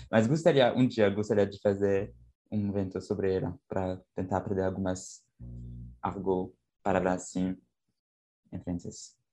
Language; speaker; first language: Portuguese; non-native, learner; French